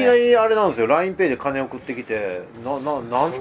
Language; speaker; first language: Japanese; native; Japanese